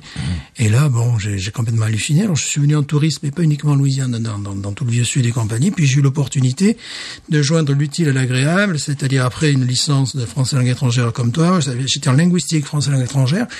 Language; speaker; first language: French; native; French